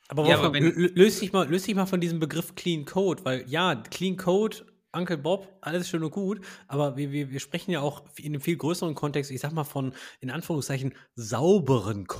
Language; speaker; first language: German; native; German